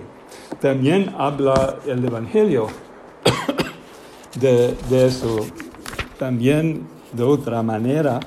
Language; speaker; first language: Spanish; non-native, fluent; English